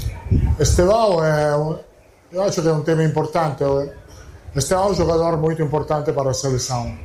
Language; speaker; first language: Portuguese; non-native, fluent; Italian